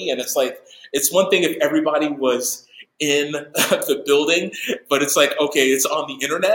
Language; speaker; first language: English; native; English